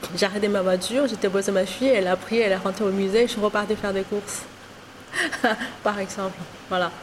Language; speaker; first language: French; non-native, fluent; Chinese